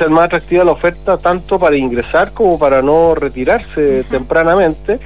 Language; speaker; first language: Spanish; native; Spanish